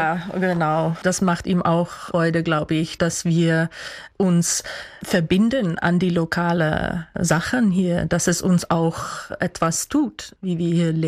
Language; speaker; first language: German; non-native, fluent; Dutch